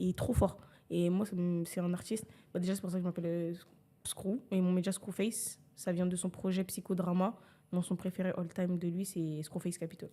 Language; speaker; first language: French; early bilingual, other home language; Haitian Creole